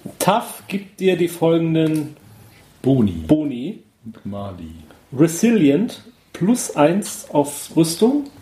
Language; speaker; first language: German; native; German